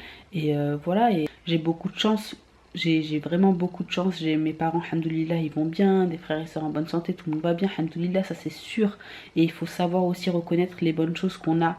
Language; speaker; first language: French; native; French